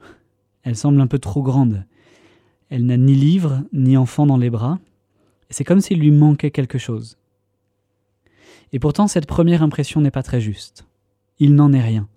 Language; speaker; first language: French; native; French